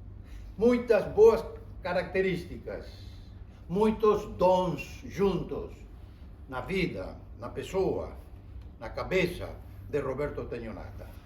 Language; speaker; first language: Portuguese; non-native, fluent; Spanish